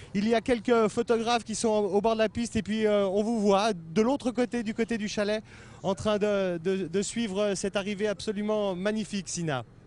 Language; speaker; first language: French; native; French